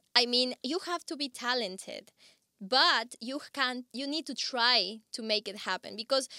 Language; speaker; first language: English; non-native, fluent; Spanish